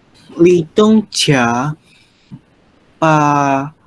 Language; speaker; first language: Chinese; non-native, learner; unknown